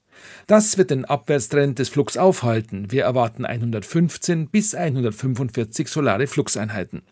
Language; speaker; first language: German; native; German